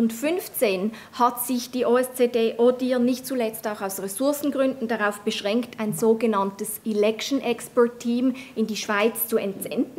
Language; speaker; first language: German; native; German